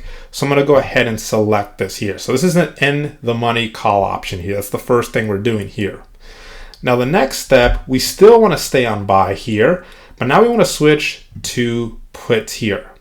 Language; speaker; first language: English; native; English